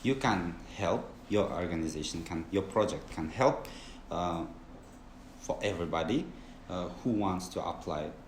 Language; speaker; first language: English; non-native, learner; Kazakh